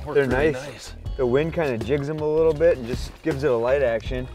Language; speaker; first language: English; native; English